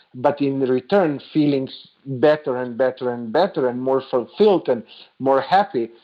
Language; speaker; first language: English; non-native, fluent; Slovenian